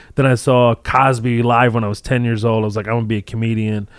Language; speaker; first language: English; early bilingual, other home language; Arabic